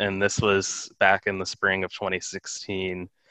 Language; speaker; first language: English; native; English